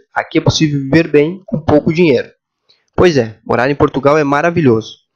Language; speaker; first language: Portuguese; native; Portuguese